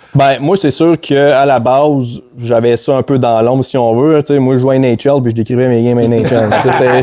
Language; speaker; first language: French; native; French